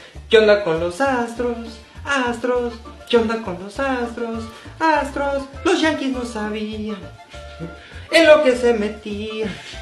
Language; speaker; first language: Spanish; native; Spanish